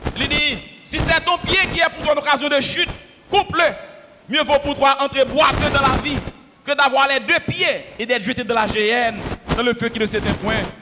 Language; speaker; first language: French; non-native, local second language; Haitian Creole